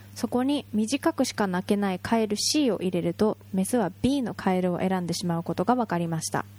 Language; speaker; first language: Japanese; native; Japanese